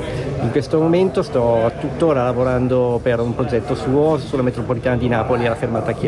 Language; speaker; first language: Italian; native; Italian